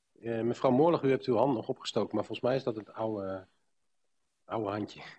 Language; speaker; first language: Dutch; native; Dutch